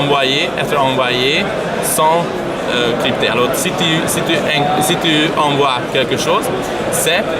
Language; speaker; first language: French; non-native, learner; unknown